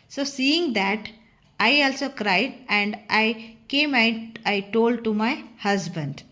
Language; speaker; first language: English; non-native, local second language; Kannada